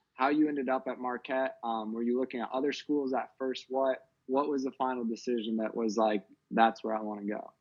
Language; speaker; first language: English; native; English